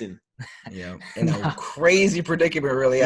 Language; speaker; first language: English; native; English